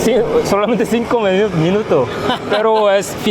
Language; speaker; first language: Spanish; non-native, learner; Korean